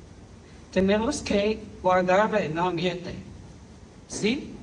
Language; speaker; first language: Spanish; non-native, fluent; English